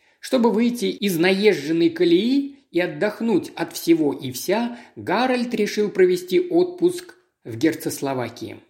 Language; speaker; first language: Russian; native; Russian